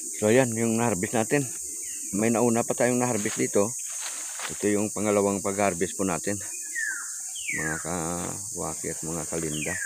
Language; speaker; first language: Filipino; non-native, local second language; Cebuano